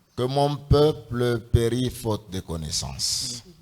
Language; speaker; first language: French; non-native, local second language; Swahili